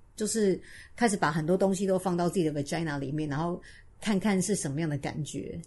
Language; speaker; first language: Chinese; native; Chinese